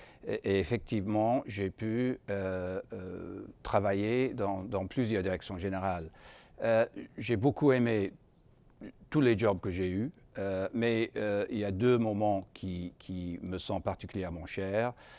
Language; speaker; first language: French; non-native, fluent; English